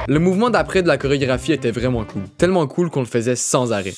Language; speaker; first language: French; native; French